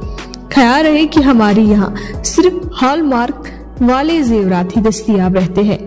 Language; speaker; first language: Urdu; non-native, local second language; Kashmiri